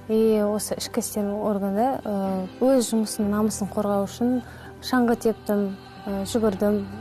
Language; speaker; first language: Kazakh; non-native, local second language; Russian